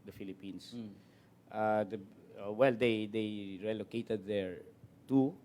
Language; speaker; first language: English; non-native, local second language; Filipino